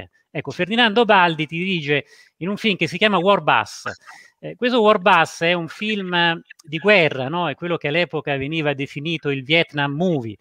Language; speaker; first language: Italian; native; Italian